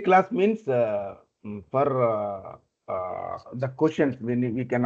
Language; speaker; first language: English; non-native, learner; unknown